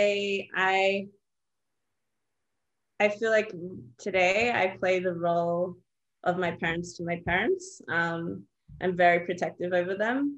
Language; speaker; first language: English; native; English